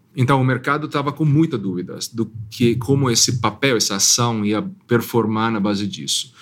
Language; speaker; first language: Portuguese; non-native, fluent; Italian